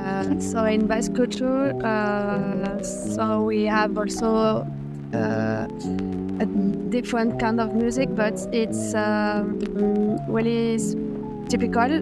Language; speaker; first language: English; non-native, fluent; French